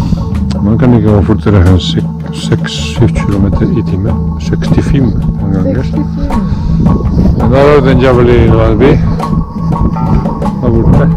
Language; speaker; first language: Norwegian; non-native, fluent; Spanish